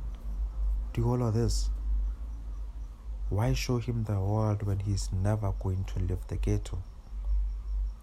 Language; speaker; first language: English; non-native, local second language; Northern Sotho